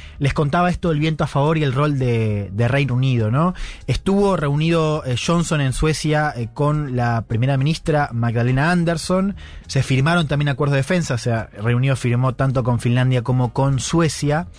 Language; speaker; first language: Spanish; native; Spanish